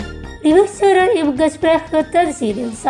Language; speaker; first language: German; non-native, learner; Indonesian